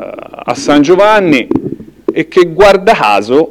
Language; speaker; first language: Italian; native; Italian